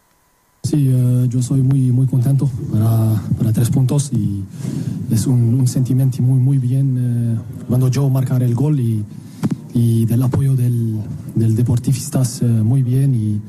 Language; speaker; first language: Spanish; non-native, learner; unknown